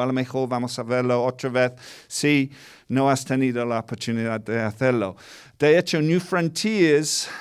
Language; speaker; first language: Spanish; non-native, fluent; English